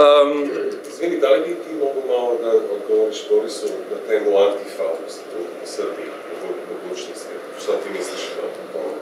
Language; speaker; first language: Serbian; non-native, fluent; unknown